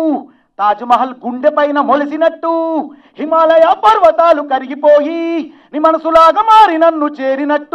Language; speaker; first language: Telugu; native; Telugu